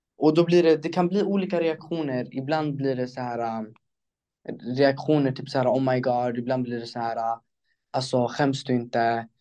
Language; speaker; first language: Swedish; early bilingual, other home language; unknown